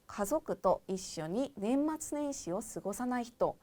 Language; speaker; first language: Japanese; non-native, fluent; Korean